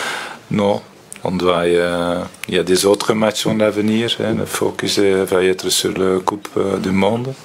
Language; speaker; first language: French; non-native, fluent; Dutch